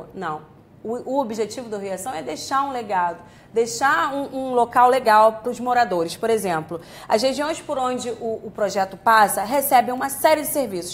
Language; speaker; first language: Portuguese; native; Portuguese